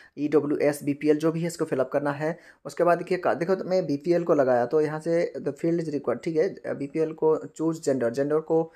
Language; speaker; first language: Hindi; non-native, local second language; Bangla